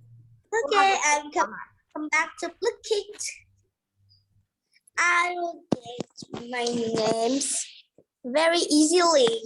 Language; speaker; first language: English; non-native, learner; Vietnamese